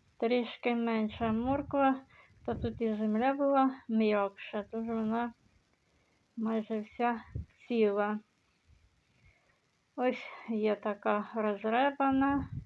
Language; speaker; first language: Ukrainian; native; Ukrainian